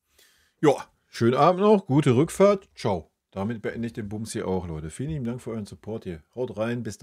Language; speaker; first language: German; native; German